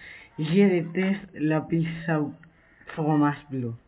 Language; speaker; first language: French; non-native, learner; Spanish